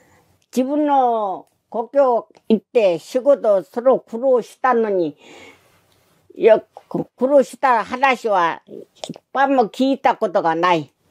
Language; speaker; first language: Japanese; non-native, learner; Korean